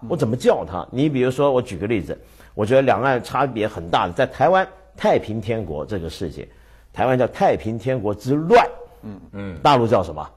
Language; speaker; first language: Chinese; native; Chinese